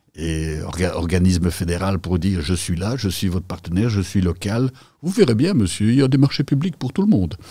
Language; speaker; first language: French; native; French